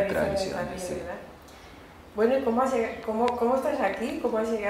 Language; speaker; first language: Spanish; native; Spanish